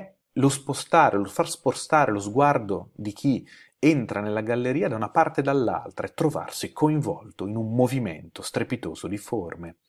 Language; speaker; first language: Italian; native; Italian